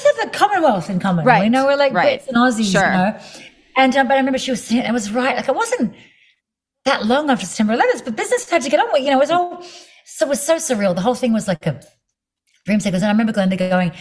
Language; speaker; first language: English; native; English